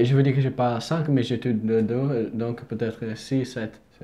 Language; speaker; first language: French; non-native, fluent; Italian